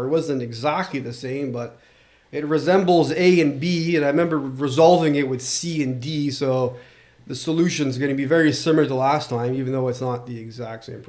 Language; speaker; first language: English; non-native, local second language; French